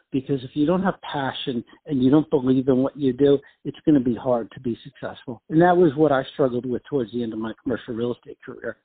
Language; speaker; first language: English; native; English